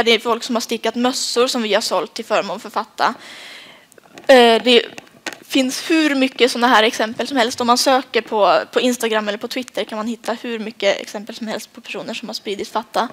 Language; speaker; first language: Swedish; native; Swedish